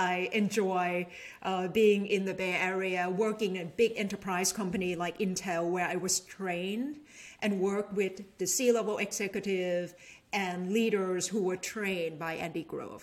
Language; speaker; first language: English; non-native, fluent; Thai